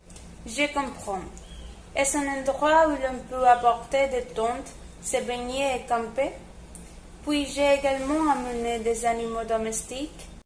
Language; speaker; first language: French; non-native, learner; Spanish